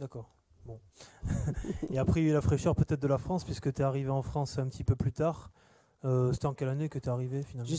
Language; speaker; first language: French; native; French